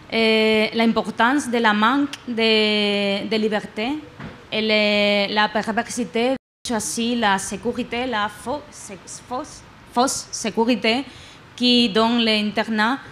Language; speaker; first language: French; non-native, learner; Spanish